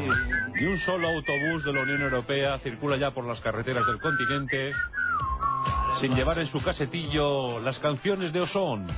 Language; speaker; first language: Spanish; native; Spanish